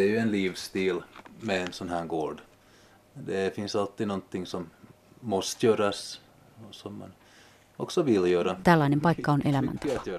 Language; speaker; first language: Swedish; non-native, local second language; Finnish